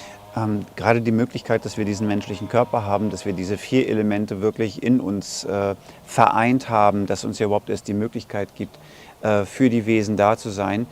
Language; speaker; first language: German; native; German